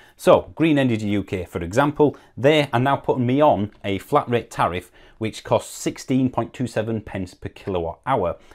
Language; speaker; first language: English; native; English